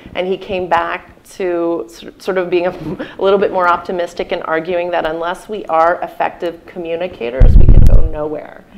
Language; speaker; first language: English; native; English